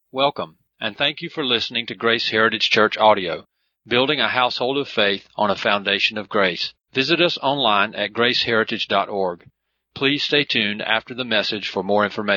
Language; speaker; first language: English; native; English